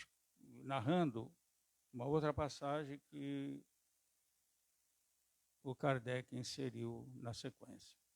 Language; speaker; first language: Portuguese; native; Portuguese